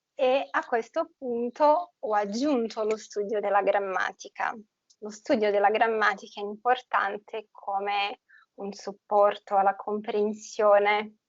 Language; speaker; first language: Italian; non-native, fluent; Portuguese